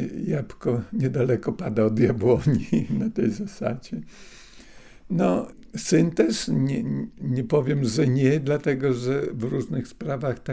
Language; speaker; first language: Polish; non-native, local second language; Russian